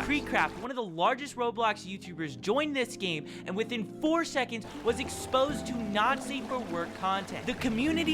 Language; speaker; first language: English; native; English